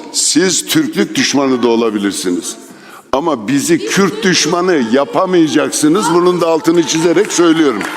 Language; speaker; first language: Turkish; native; Turkish